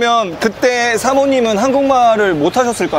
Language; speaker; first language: Korean; native; Korean